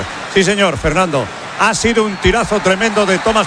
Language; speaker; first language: Spanish; native; Spanish